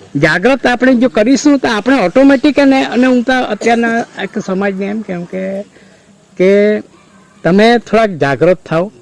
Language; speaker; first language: Gujarati; non-native, local second language; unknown